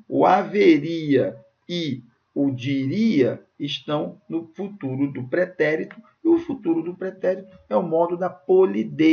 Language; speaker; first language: Portuguese; native; Portuguese